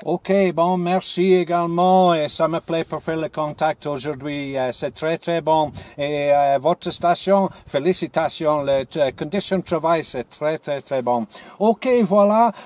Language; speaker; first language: French; non-native, learner; English